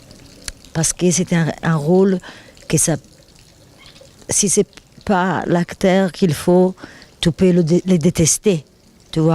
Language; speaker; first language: French; non-native, fluent; Italian